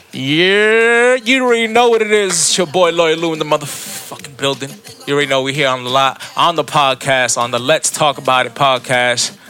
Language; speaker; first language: English; early bilingual, other home language; Spanish